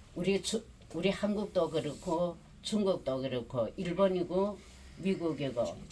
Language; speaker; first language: Korean; early bilingual, heritage; Korean